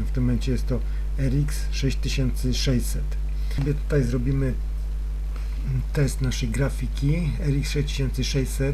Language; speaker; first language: Polish; native; Polish